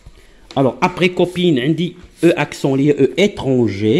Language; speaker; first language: French; non-native, local second language; Arabic